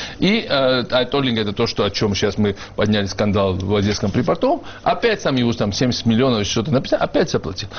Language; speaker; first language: Russian; non-native, local second language; Georgian